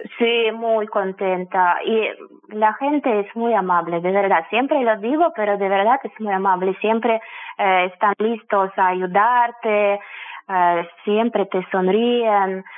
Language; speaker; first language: Spanish; non-native, fluent; Russian